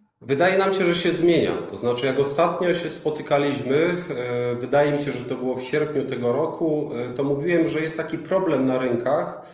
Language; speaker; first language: Polish; native; Polish